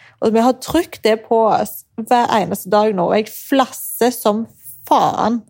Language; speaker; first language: Norwegian; early bilingual, other home language; Arabic